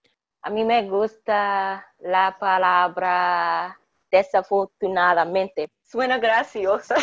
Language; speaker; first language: Spanish; non-native, learner; English